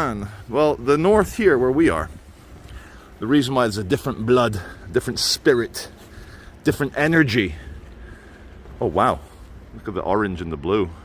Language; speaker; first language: English; native; English